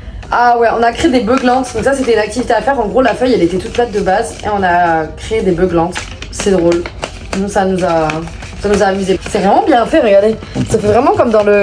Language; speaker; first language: French; native; French